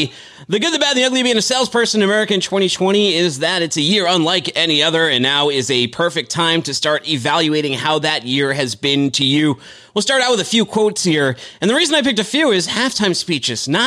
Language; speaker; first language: English; native; English